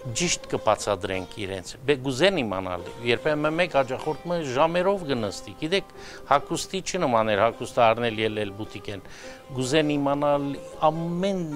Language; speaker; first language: Armenian; early bilingual, heritage; Armenian